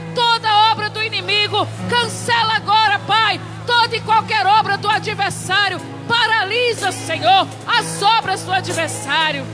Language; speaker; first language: Portuguese; native; Portuguese